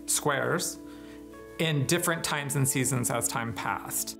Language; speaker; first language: English; native; English